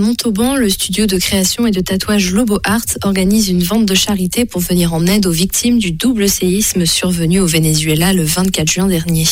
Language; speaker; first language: French; native; French